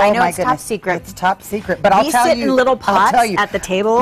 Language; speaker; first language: English; native; English